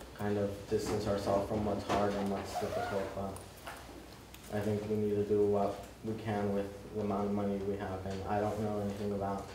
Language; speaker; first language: English; early bilingual, other home language; Spanish